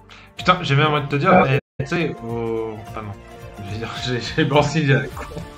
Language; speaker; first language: French; native; French